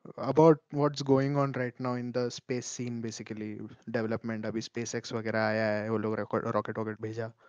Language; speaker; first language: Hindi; non-native, local second language; Malayalam